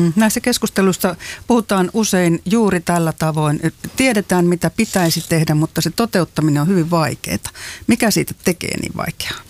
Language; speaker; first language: Finnish; native; Finnish